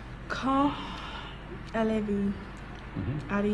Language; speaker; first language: French; non-native, learner; English